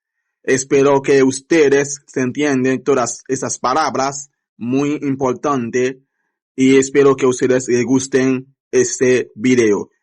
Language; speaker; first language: Spanish; non-native, fluent; Haitian Creole